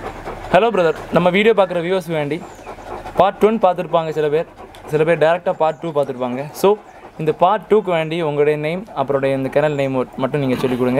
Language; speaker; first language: Tamil; native; Tamil